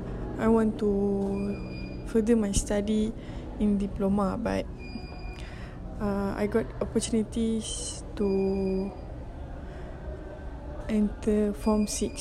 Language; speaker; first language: English; non-native, local second language; Malay